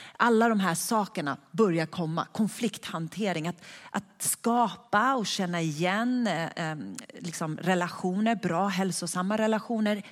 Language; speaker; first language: Swedish; early bilingual, other home language; Persian